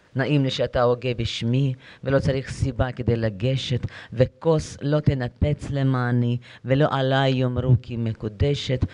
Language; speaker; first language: Hebrew; non-native, fluent; Russian